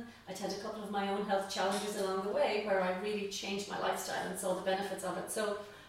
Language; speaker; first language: English; native; English